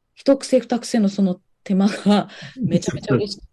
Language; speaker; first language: Japanese; native; Japanese